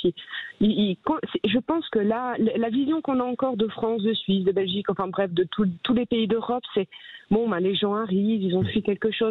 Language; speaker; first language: French; native; French